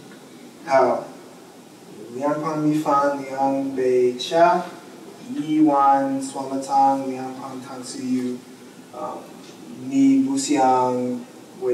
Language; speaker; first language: Chinese; non-native, learner; English